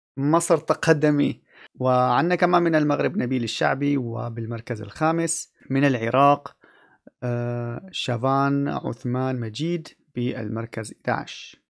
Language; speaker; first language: Arabic; native; Arabic